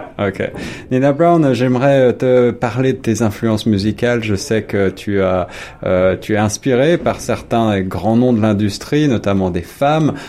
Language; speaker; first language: French; native; French